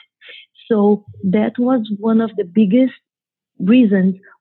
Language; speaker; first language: English; non-native, fluent; Portuguese